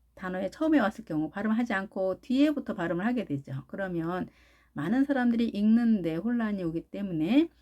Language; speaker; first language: Korean; native; Korean